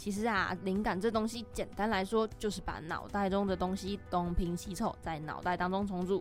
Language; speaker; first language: Chinese; native; Chinese